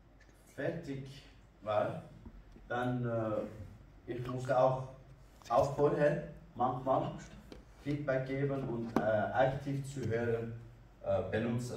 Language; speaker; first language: German; non-native, learner; Kurdish